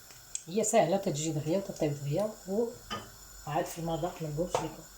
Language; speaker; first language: Arabic; native; Arabic